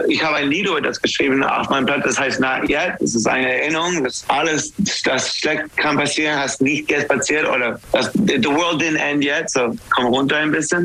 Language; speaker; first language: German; non-native, fluent; English